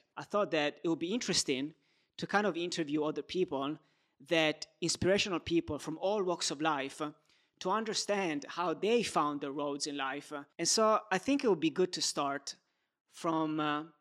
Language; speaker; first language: English; non-native, fluent; Italian